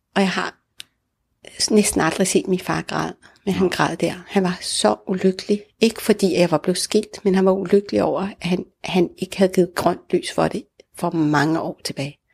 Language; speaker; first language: Danish; early bilingual, other home language; Arabic